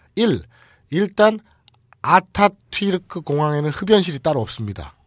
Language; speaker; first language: Korean; native; Korean